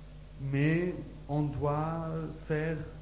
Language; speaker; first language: French; non-native, learner; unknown